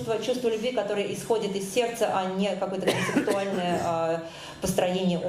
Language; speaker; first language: Russian; native; Russian